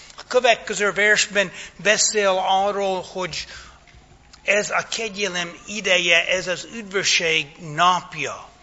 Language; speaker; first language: Hungarian; non-native, fluent; English